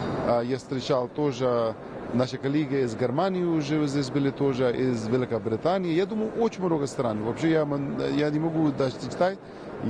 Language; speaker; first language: Russian; non-native, learner; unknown